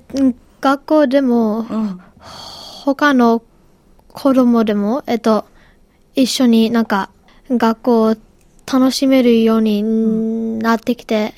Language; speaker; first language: Japanese; early bilingual, heritage; Japanese